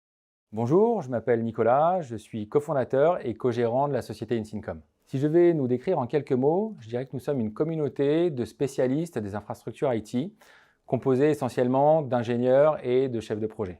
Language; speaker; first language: French; native; French